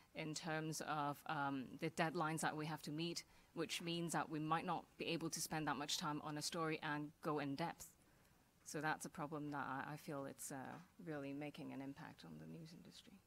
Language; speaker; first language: English; non-native, local second language; Cantonese